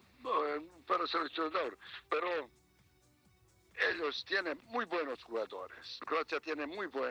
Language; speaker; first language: Spanish; non-native, learner; Serbian